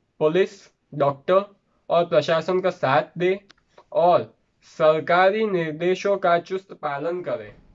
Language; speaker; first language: Hindi; non-native, local second language; Gujarati